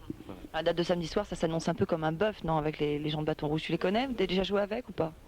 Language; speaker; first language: French; native; French